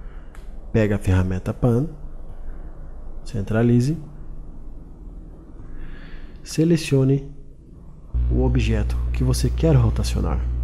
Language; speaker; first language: Portuguese; native; Portuguese